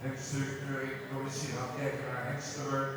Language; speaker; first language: Dutch; native; Dutch